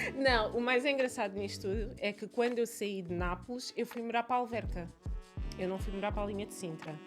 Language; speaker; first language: Portuguese; early bilingual, other home language; Italian